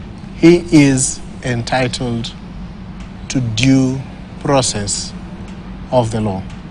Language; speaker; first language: English; non-native, local second language; Swahili